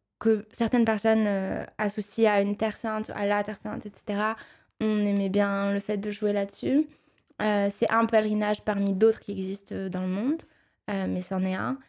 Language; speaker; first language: French; non-native, local second language; Arabic